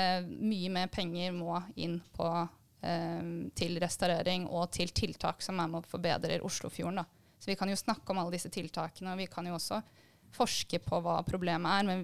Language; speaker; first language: Norwegian; native; Norwegian